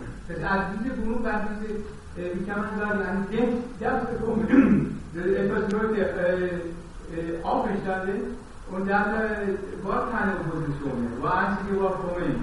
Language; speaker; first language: German; non-native, learner; Persian